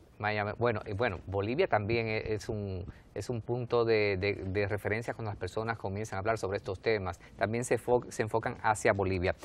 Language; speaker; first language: Spanish; native; Spanish